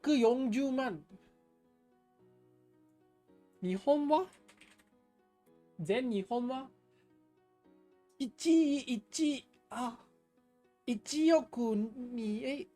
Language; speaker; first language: Japanese; non-native, learner; English